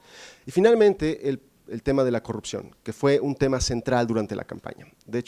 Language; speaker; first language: Spanish; native; Spanish